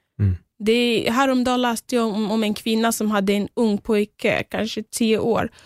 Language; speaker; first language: Swedish; early bilingual, other home language; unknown